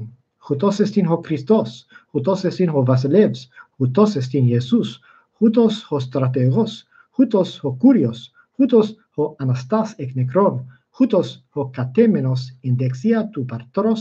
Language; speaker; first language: Greek; non-native, fluent; English